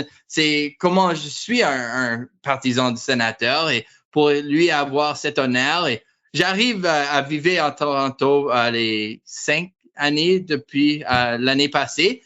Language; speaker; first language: French; non-native, learner; English